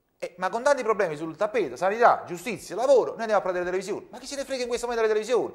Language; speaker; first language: Italian; native; Italian